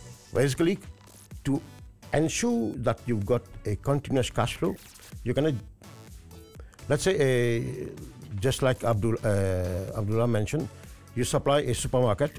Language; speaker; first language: English; non-native, local second language; Morisyen